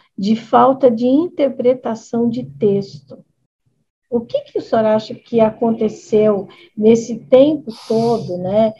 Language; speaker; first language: Portuguese; native; Portuguese